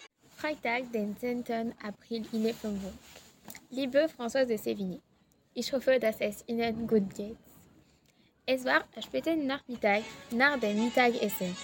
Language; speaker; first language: German; non-native, learner; French